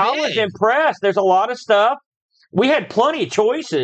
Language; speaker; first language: English; native; English